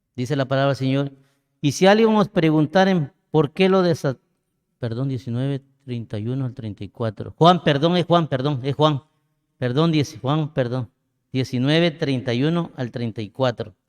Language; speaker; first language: Spanish; native; Spanish